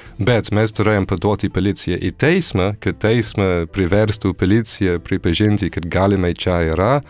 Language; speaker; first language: Lithuanian; non-native, fluent; English